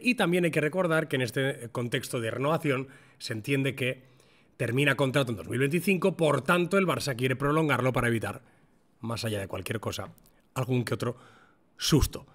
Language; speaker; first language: Spanish; native; Spanish